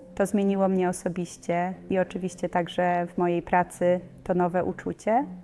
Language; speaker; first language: Polish; non-native, fluent; Slovenian